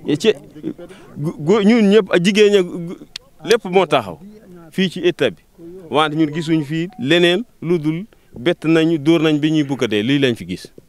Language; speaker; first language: Wolof; non-native, local second language; Fula